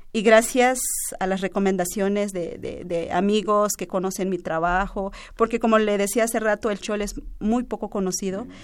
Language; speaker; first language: Spanish; non-native, local second language; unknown